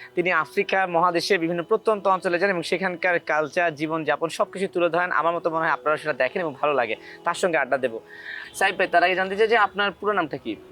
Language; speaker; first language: Bangla; native; Bangla